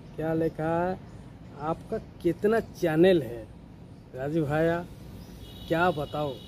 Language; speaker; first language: Hindi; non-native, local second language; Odia